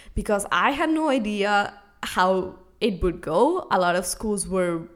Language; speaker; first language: English; non-native, fluent; Spanish